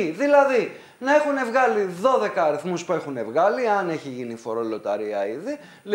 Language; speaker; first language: Greek; native; Greek